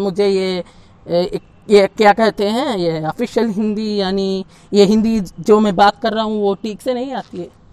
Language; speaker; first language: Hindi; non-native, local second language; Telugu